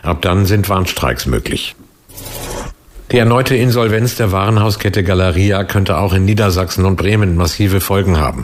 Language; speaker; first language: German; native; German